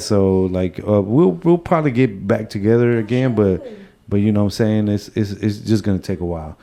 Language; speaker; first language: English; early bilingual, other home language; Spanish